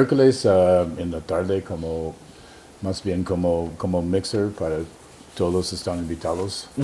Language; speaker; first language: Spanish; non-native, fluent; English